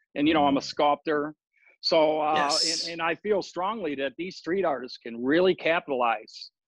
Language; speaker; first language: English; native; English